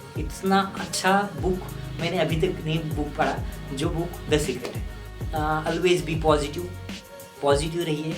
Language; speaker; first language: Hindi; non-native, local second language; Marathi